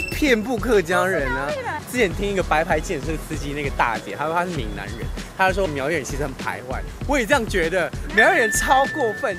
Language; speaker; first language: Chinese; early bilingual, other home language; Filipino